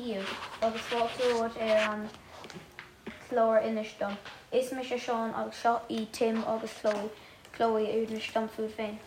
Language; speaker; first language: Irish; non-native, local second language; English